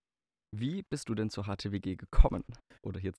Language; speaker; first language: German; native; German